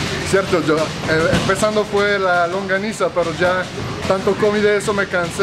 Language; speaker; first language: Spanish; early bilingual, other home language; French